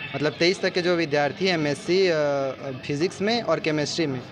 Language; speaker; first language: Hindi; native; Hindi